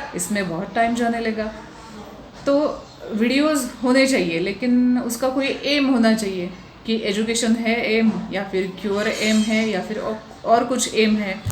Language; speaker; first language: Hindi; non-native, local second language; Marathi